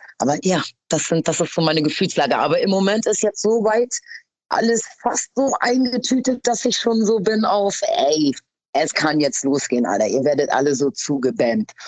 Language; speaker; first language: German; early bilingual, other home language; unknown